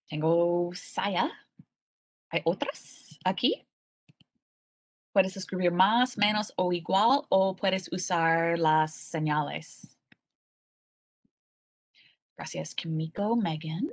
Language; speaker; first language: Spanish; non-native, learner; English